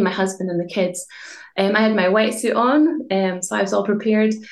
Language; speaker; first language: English; native; English